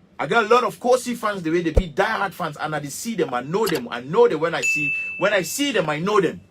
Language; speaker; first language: Nigerian Pidgin; native; Nigerian Pidgin